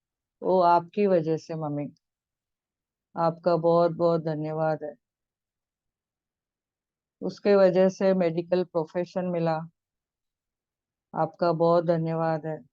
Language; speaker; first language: Hindi; native; Hindi